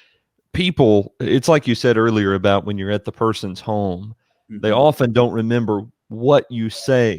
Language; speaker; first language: English; native; English